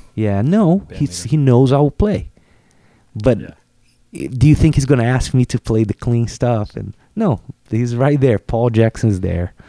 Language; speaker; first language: English; non-native, fluent; Portuguese